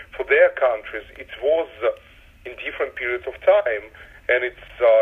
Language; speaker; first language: English; non-native, fluent; Russian